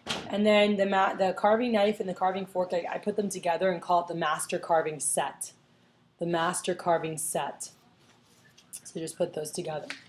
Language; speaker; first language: English; early bilingual, other home language; Spanish